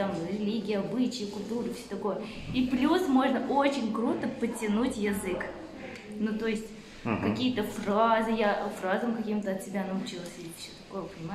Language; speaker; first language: Russian; native; Russian